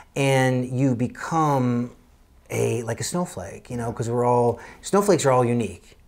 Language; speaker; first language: English; native; English